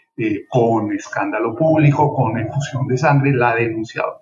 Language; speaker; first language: Spanish; native; Spanish